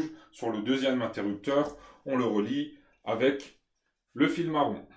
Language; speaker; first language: French; native; French